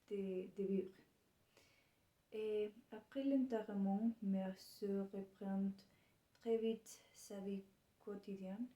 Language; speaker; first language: French; non-native, learner; Spanish